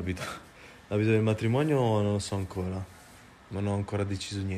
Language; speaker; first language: Italian; native; Italian